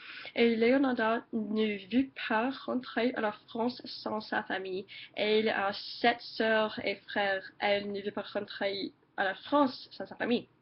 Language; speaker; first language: French; non-native, learner; English